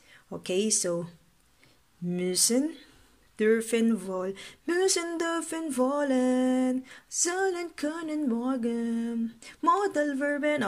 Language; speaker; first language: German; non-native, learner; Filipino